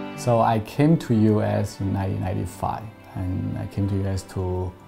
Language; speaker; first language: English; non-native, fluent; Chinese